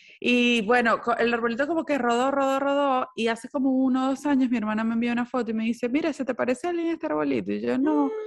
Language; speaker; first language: Spanish; native; Spanish